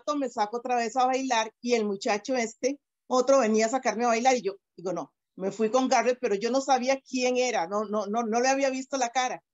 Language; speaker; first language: Spanish; native; Spanish